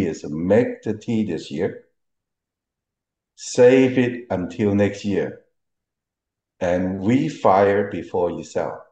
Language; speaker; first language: English; early bilingual, other home language; Cantonese